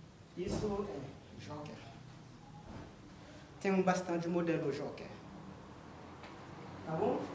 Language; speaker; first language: Portuguese; non-native, learner; Haitian Creole